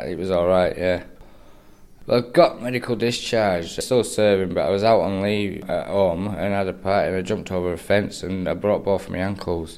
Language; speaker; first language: English; native; English